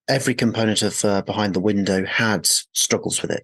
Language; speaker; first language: English; native; English